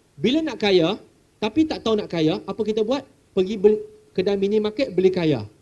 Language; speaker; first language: Malay; non-native, local second language; Chinese